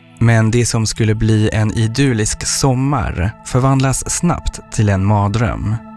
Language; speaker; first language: Swedish; non-native, fluent; French